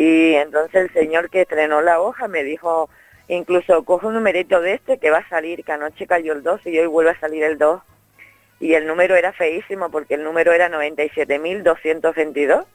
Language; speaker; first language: Spanish; native; Spanish